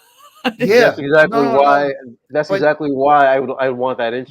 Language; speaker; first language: English; native; English